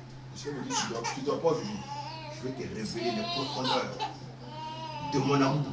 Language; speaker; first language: French; native; French